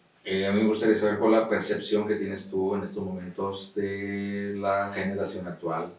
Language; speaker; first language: Spanish; native; Spanish